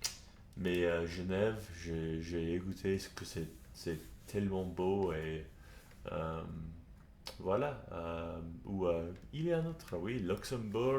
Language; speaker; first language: French; non-native, learner; English